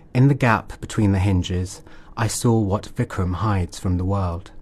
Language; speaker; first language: English; native; English